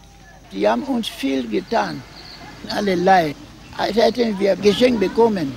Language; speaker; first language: German; non-native, learner; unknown